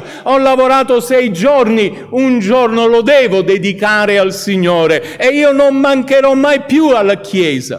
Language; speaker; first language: Italian; native; Italian